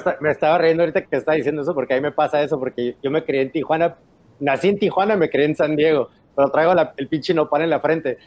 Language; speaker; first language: Spanish; early bilingual, heritage; Spanish